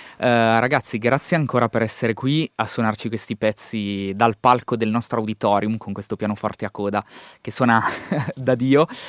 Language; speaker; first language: Italian; native; Italian